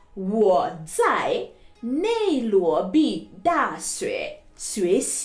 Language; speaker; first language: Chinese; non-native, fluent; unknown